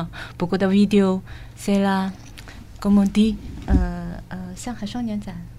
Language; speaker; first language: French; non-native, learner; Chinese